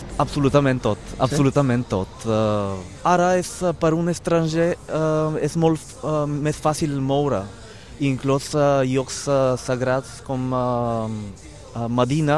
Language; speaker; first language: Catalan; non-native, fluent; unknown